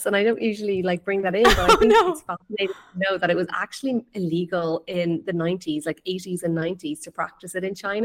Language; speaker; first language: English; native; English